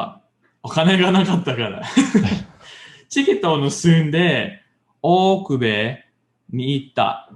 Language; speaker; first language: Japanese; non-native, learner; English